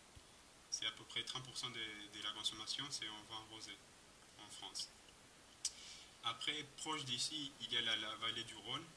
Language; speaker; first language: French; non-native, fluent; Spanish